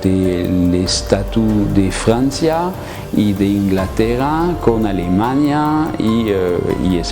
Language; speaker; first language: Spanish; non-native, fluent; French